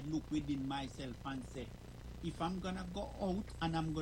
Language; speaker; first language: English; non-native, local second language; Jamaican Creole English